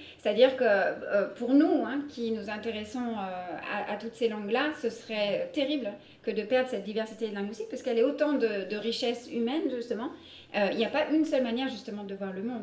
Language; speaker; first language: French; early bilingual, other home language; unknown